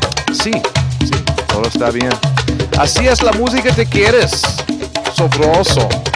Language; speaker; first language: Spanish; non-native, learner; English